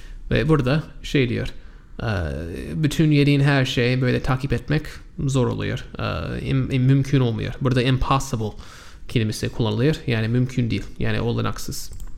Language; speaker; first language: Turkish; non-native, fluent; English